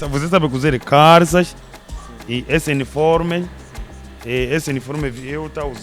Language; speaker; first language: Portuguese; non-native, learner; Kinyarwanda